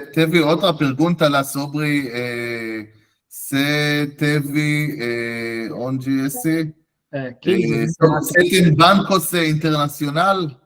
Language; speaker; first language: Portuguese; non-native, fluent; Hebrew